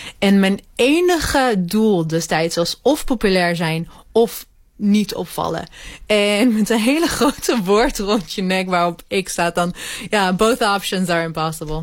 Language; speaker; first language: Dutch; early bilingual, other home language; Hebrew